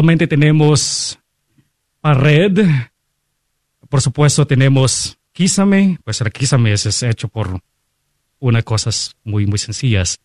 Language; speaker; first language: Spanish; non-native, fluent; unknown